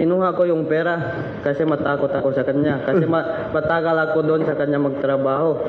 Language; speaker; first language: Filipino; non-native, local second language; Chavacano